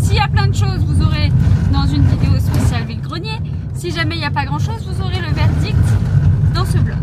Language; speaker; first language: French; native; French